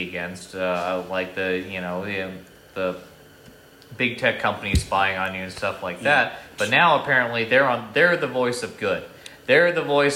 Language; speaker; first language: English; native; English